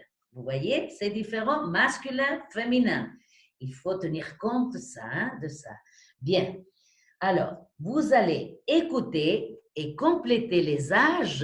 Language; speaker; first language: French; non-native, fluent; Spanish